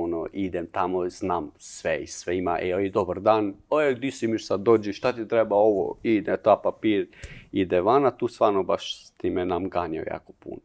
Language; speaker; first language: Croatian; non-native, learner; Albanian